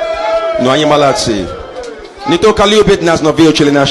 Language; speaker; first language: Russian; non-native, fluent; Igbo